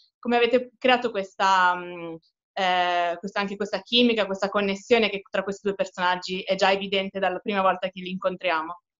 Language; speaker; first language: Italian; native; Italian